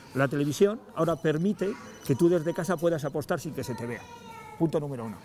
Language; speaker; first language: Spanish; native; Spanish